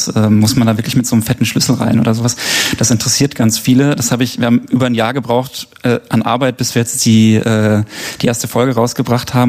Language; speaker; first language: German; native; German